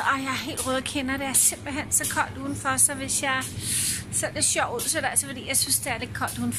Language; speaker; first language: Danish; native; Danish